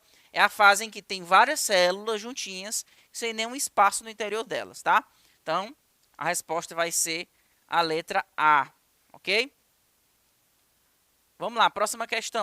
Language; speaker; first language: Portuguese; native; Portuguese